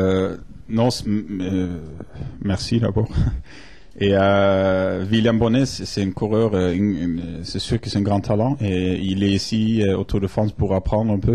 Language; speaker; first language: French; non-native, fluent; Norwegian